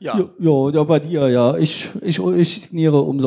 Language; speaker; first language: German; native; German